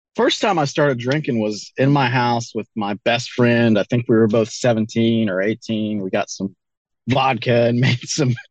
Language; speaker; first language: English; native; English